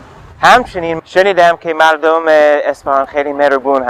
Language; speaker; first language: Persian; non-native, fluent; English